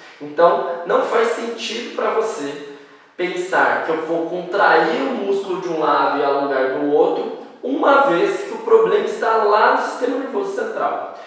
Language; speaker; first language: Portuguese; native; Portuguese